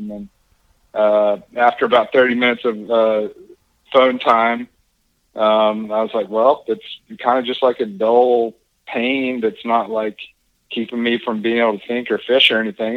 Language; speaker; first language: English; native; English